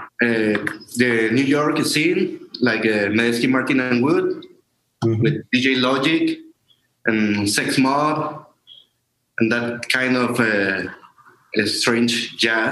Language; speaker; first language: English; non-native, learner; Spanish